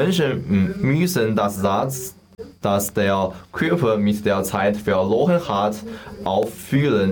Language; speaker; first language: German; non-native, learner; Chinese